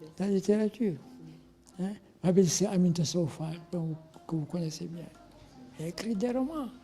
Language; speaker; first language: French; non-native, local second language; Wolof